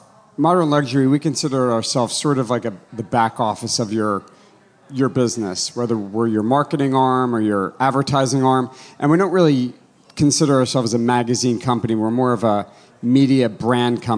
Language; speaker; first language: English; native; English